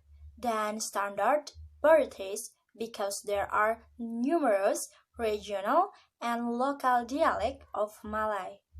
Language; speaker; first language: English; non-native, learner; Indonesian